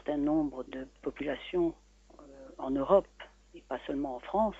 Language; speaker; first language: French; native; French